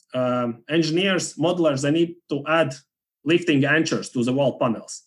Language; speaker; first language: English; non-native, fluent; Latvian